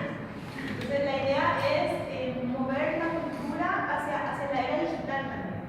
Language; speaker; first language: Spanish; native; Spanish